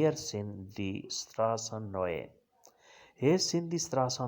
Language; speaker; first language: German; non-native, learner; Urdu